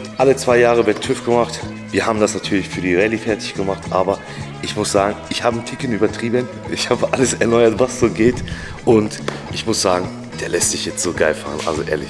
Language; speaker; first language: German; native; German